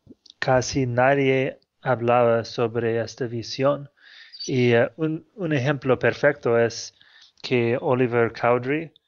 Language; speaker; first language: Spanish; non-native, fluent; English